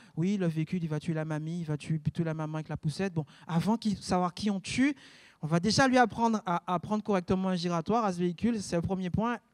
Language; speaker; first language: French; native; French